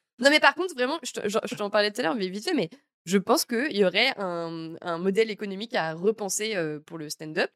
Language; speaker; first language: French; native; French